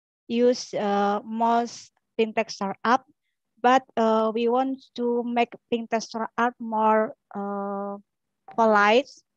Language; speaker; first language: English; non-native, learner; Indonesian